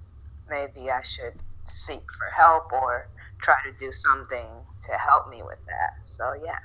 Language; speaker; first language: English; non-native, fluent; Spanish